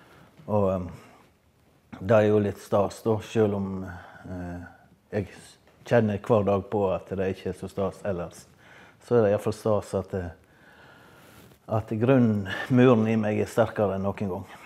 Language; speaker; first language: Norwegian; native; Norwegian